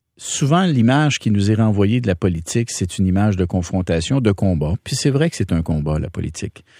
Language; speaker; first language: French; native; French